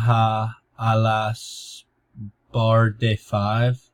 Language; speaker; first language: Spanish; non-native, learner; English